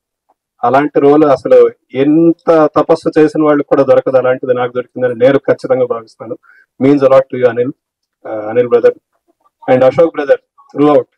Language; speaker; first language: Telugu; native; Telugu